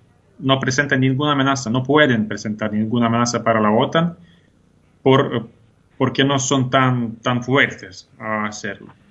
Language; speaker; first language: Spanish; non-native, fluent; Ukrainian